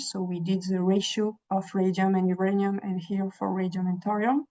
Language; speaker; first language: English; non-native, fluent; French